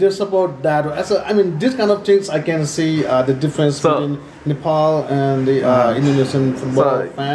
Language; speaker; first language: English; non-native, learner; Nepali